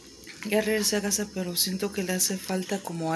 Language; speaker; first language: Spanish; early bilingual, heritage; Spanish